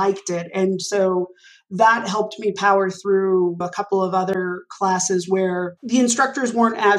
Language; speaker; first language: English; native; English